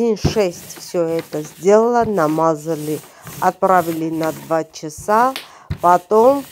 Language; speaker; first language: Russian; non-native, fluent; Armenian